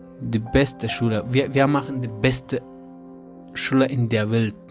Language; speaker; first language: German; non-native, learner; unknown